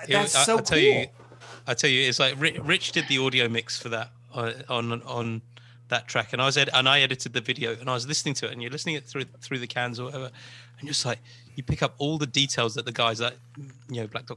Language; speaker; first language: English; native; English